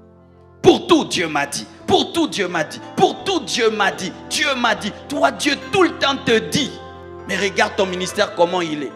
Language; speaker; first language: French; non-native, local second language; Lingala